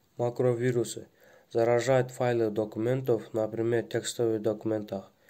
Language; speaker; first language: Russian; non-native, local second language; Kyrgyz